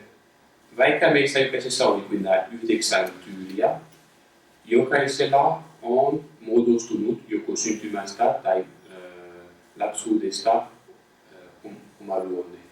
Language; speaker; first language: Finnish; non-native, fluent; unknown